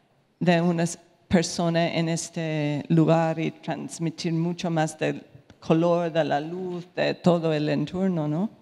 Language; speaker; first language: Spanish; non-native, fluent; English